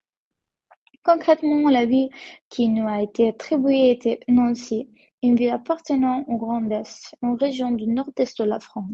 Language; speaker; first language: French; non-native, learner; Italian